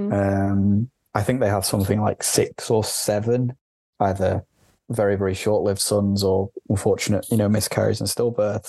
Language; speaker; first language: English; native; English